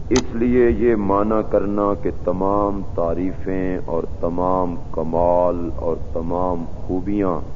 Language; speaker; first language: Urdu; non-native, local second language; Punjabi